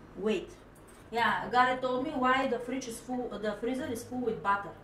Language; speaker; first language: English; non-native, fluent; Bulgarian